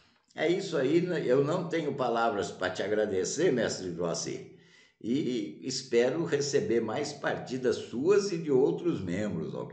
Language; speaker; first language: Portuguese; native; Portuguese